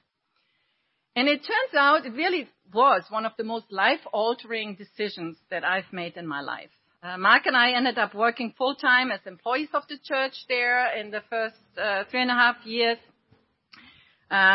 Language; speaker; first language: English; non-native, fluent; German